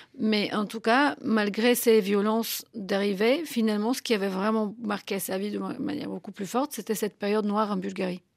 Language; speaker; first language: French; non-native, fluent; Bulgarian